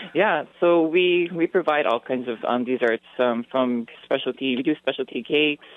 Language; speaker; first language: English; native; English